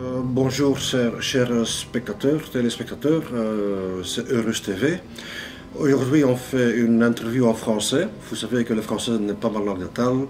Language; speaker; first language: French; non-native, local second language; Dutch